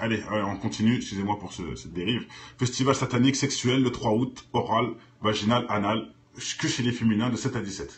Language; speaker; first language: French; native; French